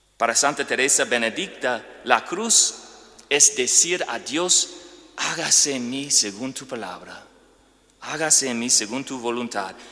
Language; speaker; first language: Spanish; non-native, fluent; English